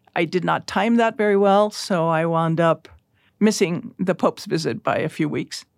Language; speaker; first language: English; early bilingual, other home language; Spanish